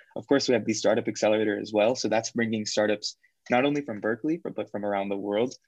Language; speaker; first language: English; native; English